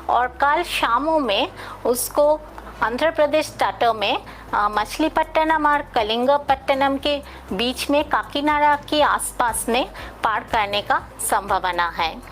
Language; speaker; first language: Hindi; non-native, local second language; Bangla